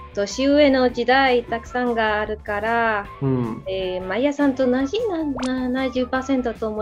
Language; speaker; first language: Japanese; non-native, learner; Spanish